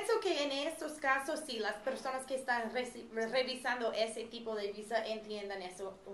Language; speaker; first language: Spanish; non-native, fluent; English